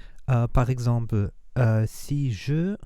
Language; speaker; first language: French; non-native, learner; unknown